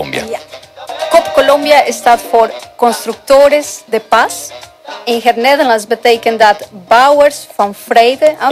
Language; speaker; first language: Dutch; non-native, fluent; Spanish